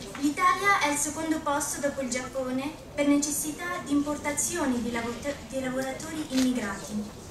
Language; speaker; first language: Italian; early bilingual, other home language; Arabic